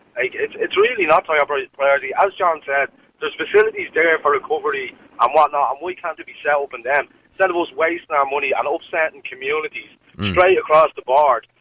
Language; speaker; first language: English; native; English